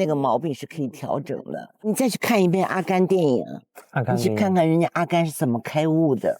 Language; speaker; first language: Chinese; native; Chinese